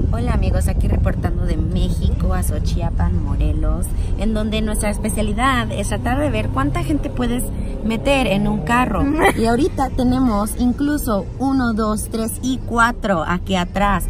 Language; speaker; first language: Spanish; early bilingual, heritage; Spanish